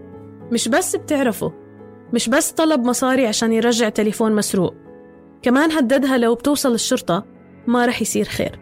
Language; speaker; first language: Arabic; native; Arabic